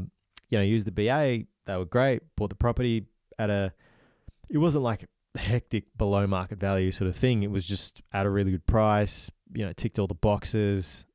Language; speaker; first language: English; native; English